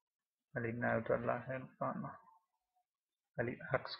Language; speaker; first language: Finnish; non-native, learner; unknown